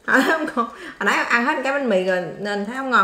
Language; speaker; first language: Vietnamese; native; Vietnamese